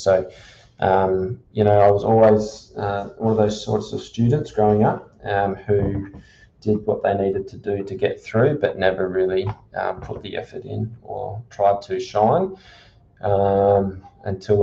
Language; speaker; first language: English; native; English